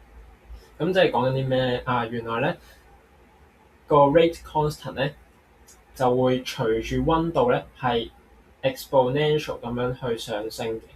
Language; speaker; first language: Cantonese; native; Cantonese